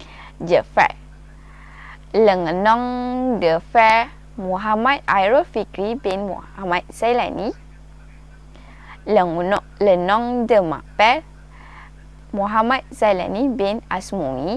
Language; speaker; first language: French; non-native, learner; Malay